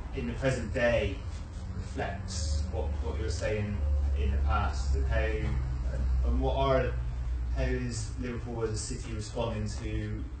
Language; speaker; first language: English; native; English